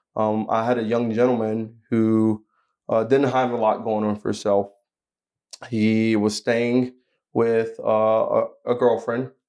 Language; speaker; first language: English; native; English